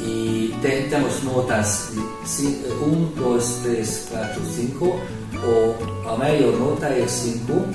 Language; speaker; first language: Portuguese; non-native, learner; Hungarian